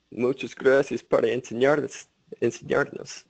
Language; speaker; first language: Spanish; non-native, learner; English